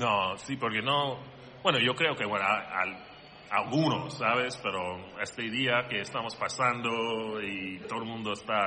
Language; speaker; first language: Spanish; non-native, learner; English